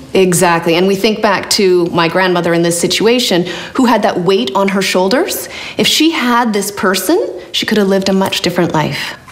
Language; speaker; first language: English; native; English